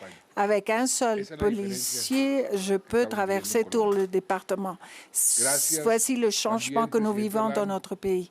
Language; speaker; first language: French; non-native, fluent; Spanish